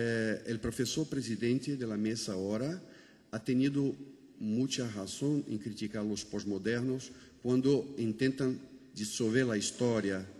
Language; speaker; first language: Spanish; non-native, fluent; Portuguese